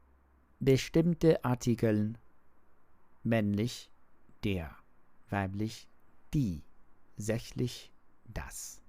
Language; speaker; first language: German; non-native, learner; English